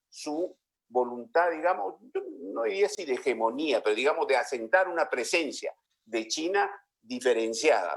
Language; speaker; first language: Spanish; native; Spanish